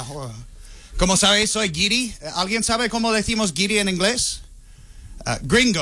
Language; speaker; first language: Spanish; non-native, fluent; English